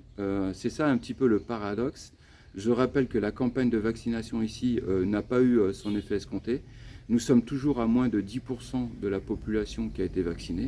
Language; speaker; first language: French; native; French